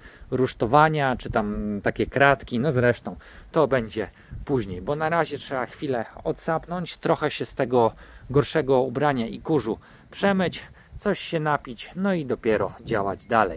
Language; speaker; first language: Polish; native; Polish